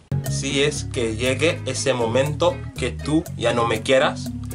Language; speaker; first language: Spanish; non-native, fluent; English